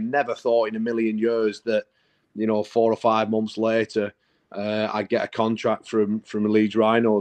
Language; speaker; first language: English; native; English